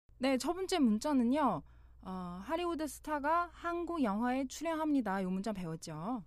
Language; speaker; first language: Korean; non-native, fluent; Chinese